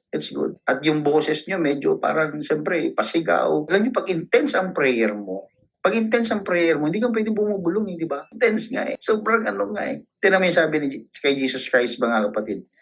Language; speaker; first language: Filipino; non-native, local second language; Cebuano